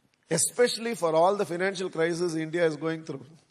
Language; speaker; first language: English; non-native, local second language; Tamil